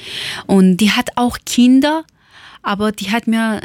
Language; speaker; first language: German; non-native, learner; Persian